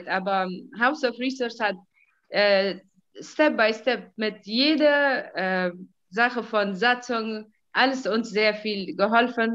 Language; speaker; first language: German; non-native, fluent; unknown